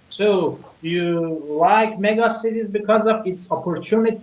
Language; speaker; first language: English; non-native, learner; Persian